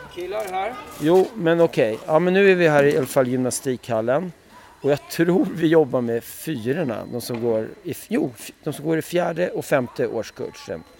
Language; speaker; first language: Swedish; early bilingual, other home language; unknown